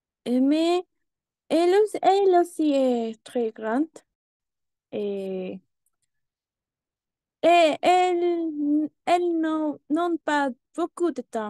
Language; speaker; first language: French; non-native, learner; Spanish